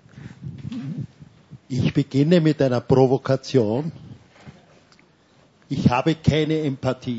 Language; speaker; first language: German; native; German